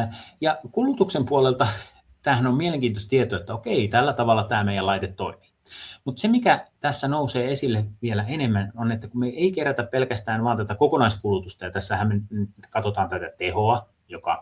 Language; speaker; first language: Finnish; native; Finnish